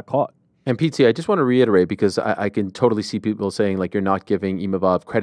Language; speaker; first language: English; native; English